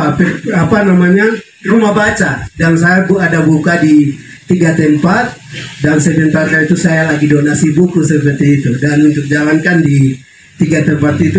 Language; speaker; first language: Indonesian; non-native, local second language; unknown